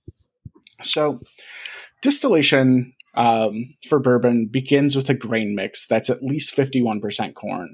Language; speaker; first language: English; native; English